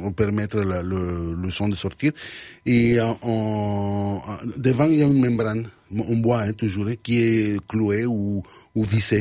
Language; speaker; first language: French; non-native, fluent; Spanish